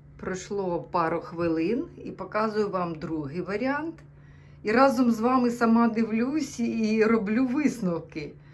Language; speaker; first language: Ukrainian; non-native, local second language; Russian